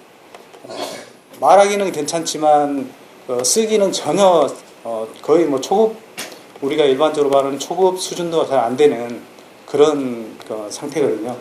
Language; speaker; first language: Korean; native; Korean